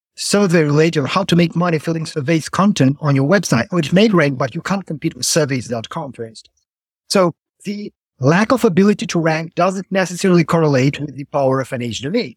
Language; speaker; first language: English; non-native, fluent; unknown